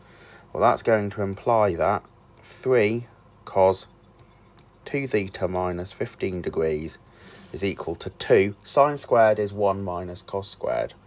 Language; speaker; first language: English; native; English